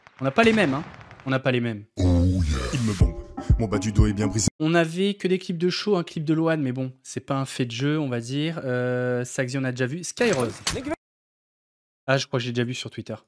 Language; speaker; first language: French; native; French